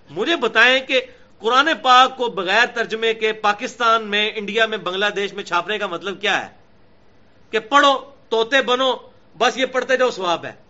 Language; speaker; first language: Urdu; non-native, local second language; Punjabi